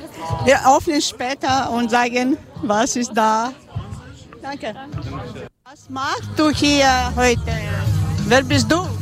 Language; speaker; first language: German; non-native, learner; Ukrainian